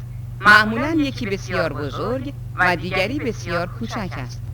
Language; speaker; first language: Persian; non-native, fluent; Urdu